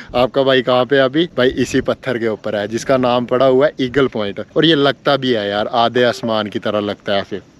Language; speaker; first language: Hindi; native; Hindi